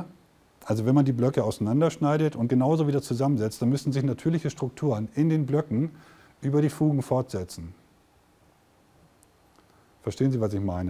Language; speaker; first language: German; native; German